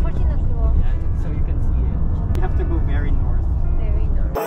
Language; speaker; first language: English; non-native, learner; Korean